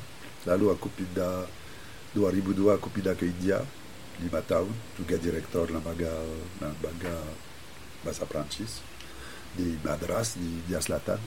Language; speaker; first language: Indonesian; non-native, fluent; French